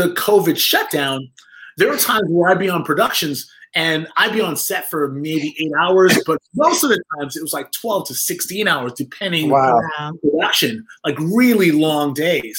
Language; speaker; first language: English; native; English